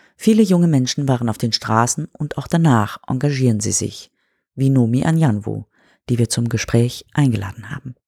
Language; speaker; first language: German; native; German